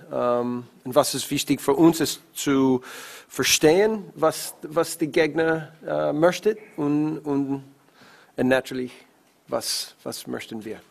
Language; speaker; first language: German; non-native, learner; English